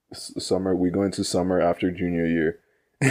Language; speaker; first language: English; native; English